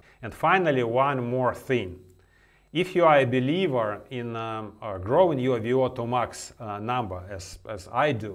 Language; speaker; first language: English; non-native, fluent; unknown